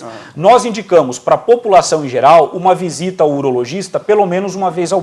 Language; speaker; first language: Portuguese; native; Portuguese